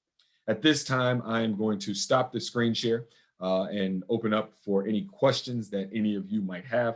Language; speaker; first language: English; native; English